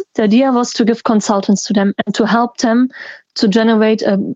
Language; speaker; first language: English; non-native, fluent; German